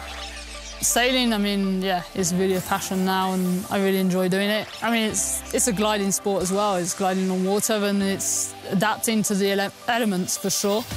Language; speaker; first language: English; early bilingual, heritage; English